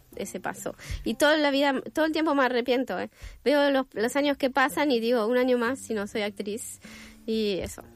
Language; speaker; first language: Spanish; non-native, fluent; French